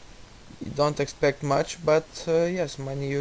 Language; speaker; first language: English; non-native, learner; Russian